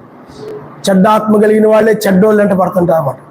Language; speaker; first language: Telugu; native; Telugu